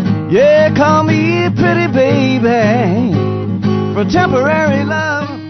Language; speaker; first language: English; native; English